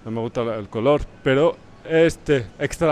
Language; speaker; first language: Spanish; non-native, learner; French